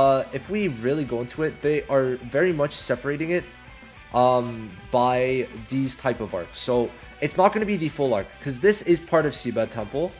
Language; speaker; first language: English; native; English